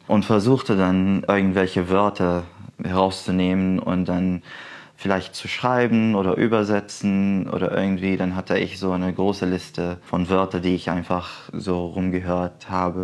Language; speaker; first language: German; non-native, fluent; Arabic